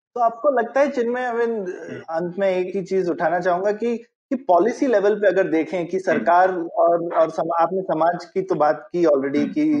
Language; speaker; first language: Hindi; native; Hindi